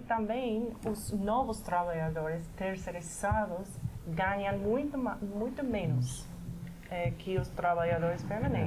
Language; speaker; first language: Portuguese; non-native, fluent; English